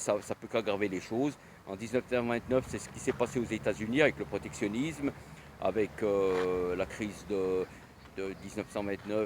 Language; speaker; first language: French; native; French